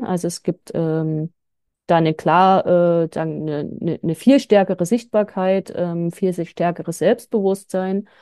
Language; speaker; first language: German; native; German